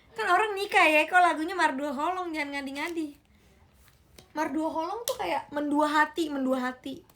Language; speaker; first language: Indonesian; native; Indonesian